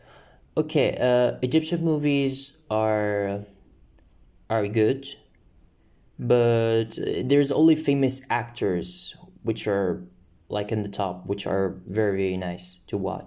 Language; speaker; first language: English; non-native, fluent; Arabic